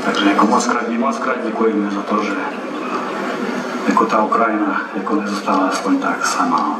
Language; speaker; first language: Czech; non-native, learner; Ukrainian